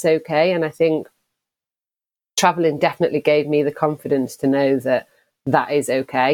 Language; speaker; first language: English; native; English